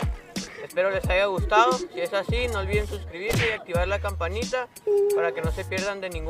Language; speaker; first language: Spanish; native; Spanish